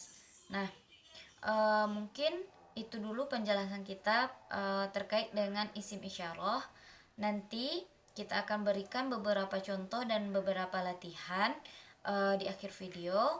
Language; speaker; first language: Indonesian; native; Indonesian